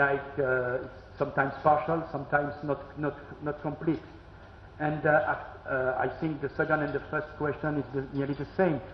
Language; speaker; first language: English; non-native, learner; French